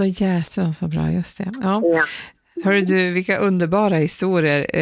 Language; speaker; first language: Swedish; native; Swedish